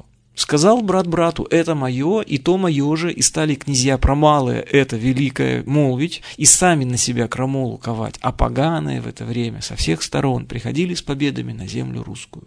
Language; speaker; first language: Russian; native; Russian